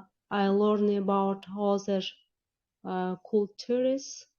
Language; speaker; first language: English; non-native, learner; Kyrgyz